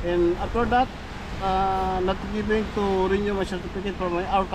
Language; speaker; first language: English; non-native, learner; Filipino